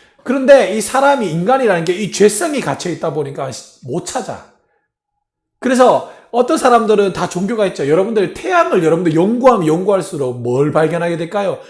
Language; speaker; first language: Korean; native; Korean